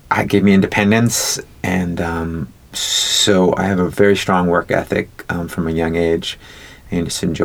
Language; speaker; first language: English; native; English